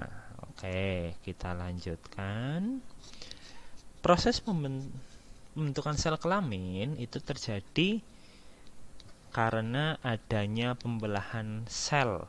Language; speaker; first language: Indonesian; native; Indonesian